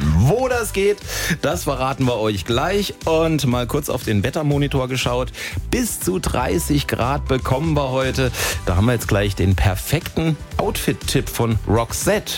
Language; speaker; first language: German; native; German